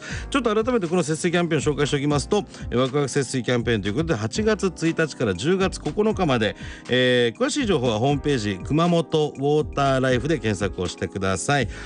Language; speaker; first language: Japanese; native; Japanese